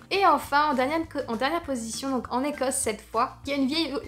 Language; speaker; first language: French; native; French